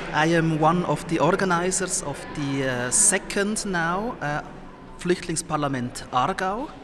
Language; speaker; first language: English; non-native, fluent; Somali